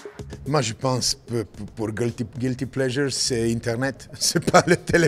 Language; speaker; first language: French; non-native, learner; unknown